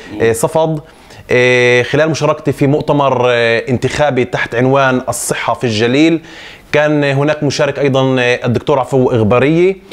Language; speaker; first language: Arabic; native; Arabic